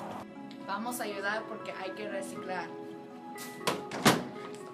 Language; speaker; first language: Spanish; non-native, learner; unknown